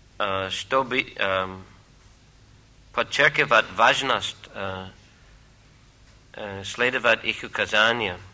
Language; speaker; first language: Russian; non-native, fluent; English